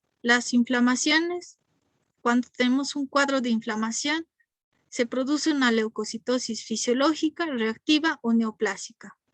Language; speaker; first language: Spanish; native; Spanish